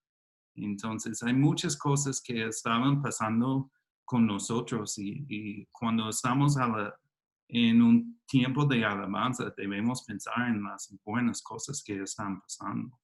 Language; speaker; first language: Spanish; non-native, fluent; English